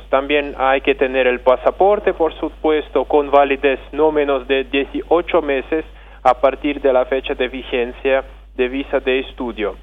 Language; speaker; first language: Spanish; non-native, fluent; Russian